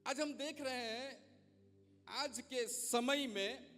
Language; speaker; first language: Hindi; non-native, local second language; Gujarati